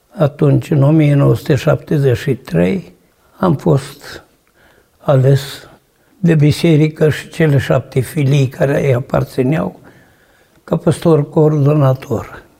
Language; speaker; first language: Romanian; native; Romanian